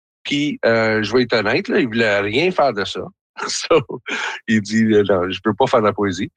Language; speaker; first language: French; native; French